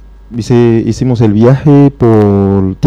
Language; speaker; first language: Spanish; non-native, fluent; Haitian Creole